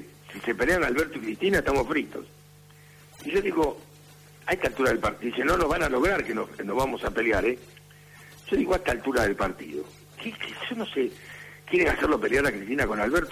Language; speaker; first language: Spanish; native; Spanish